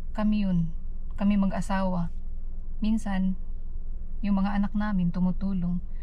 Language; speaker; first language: Filipino; native; Filipino